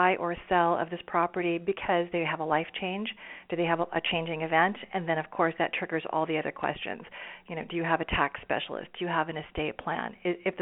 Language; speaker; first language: English; native; English